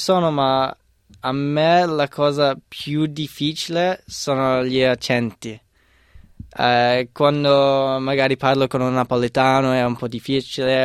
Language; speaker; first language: Italian; non-native, fluent; English